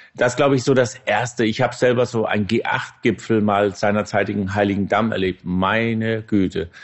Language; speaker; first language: German; non-native, fluent; Danish